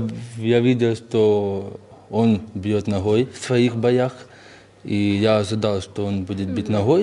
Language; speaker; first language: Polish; non-native, learner; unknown